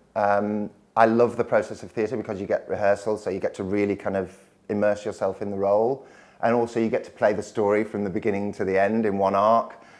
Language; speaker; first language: English; native; English